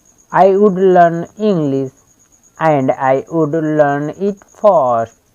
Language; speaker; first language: English; non-native, learner; Hindi